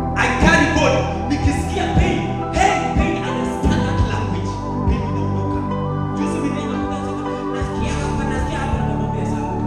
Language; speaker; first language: Swahili; non-native, local second language; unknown